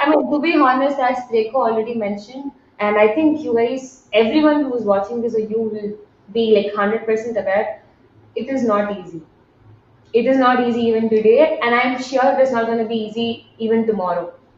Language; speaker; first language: English; non-native, local second language; Tamil